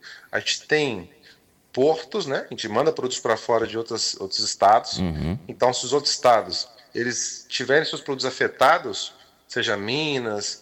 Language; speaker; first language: Portuguese; native; Portuguese